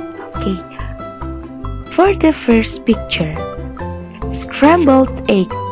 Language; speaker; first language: English; non-native, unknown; Indonesian